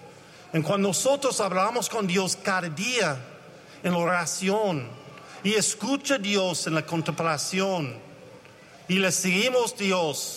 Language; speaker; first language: Spanish; non-native, learner; English